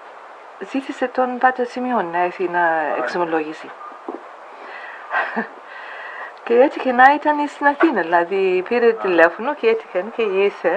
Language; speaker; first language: Greek; non-native, fluent; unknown